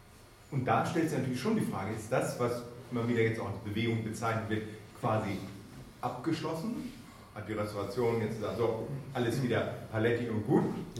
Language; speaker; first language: German; native; German